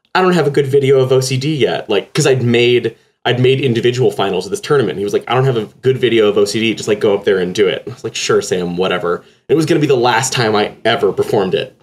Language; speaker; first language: English; native; English